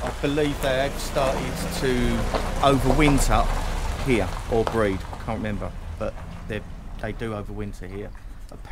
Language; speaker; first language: English; native; English